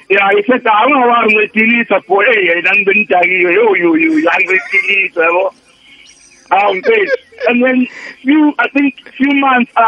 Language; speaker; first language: English; non-native, local second language; Zulu